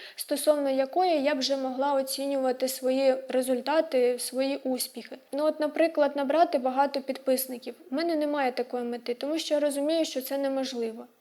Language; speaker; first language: Ukrainian; non-native, local second language; Russian